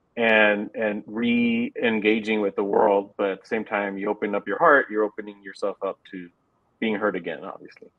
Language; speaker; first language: English; native; English